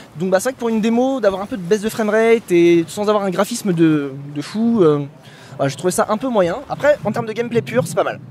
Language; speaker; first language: French; native; French